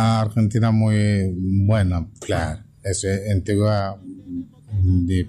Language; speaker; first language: Spanish; non-native, learner; Bangla